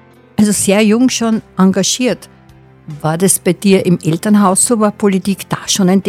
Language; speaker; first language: German; native; German